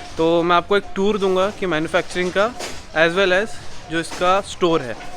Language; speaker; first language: Hindi; non-native, local second language; Bangla